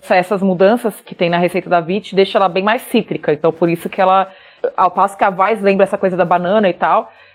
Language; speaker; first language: Portuguese; native; Portuguese